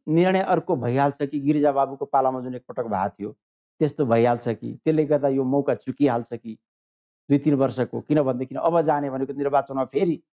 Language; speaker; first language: Nepali; non-native, local second language; Maithili